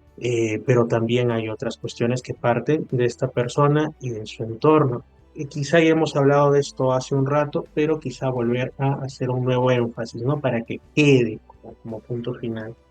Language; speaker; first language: Spanish; native; Spanish